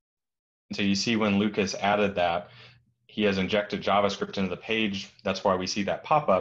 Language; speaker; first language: English; native; English